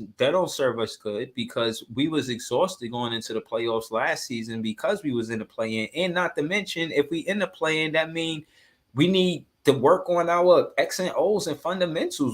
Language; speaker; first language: English; native; English